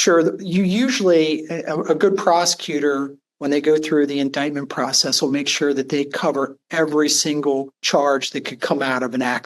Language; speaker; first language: English; native; English